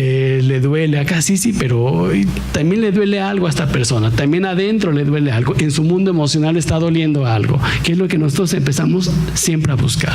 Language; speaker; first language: Spanish; native; Spanish